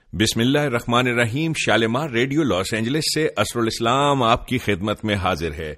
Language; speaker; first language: Urdu; non-native, local second language; Punjabi